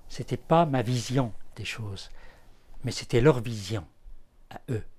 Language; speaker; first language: French; non-native, local second language; Arabic